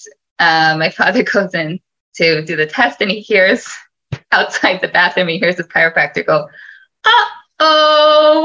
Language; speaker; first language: English; native; English